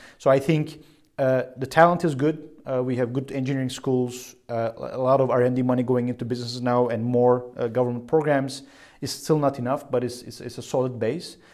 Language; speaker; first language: English; non-native, fluent; Turkish